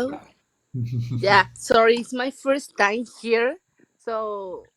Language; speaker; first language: English; non-native, learner; Spanish